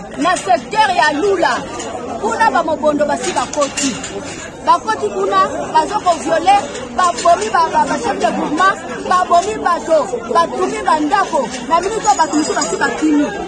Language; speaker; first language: Lingala; non-native, local second language; Kongo